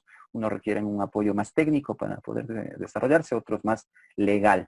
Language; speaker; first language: Spanish; native; Spanish